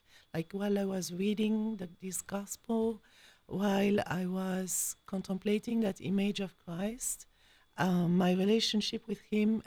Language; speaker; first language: English; non-native, fluent; French